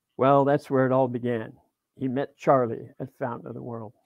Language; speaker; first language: English; native; English